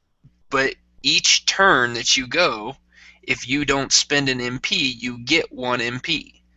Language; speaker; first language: English; native; English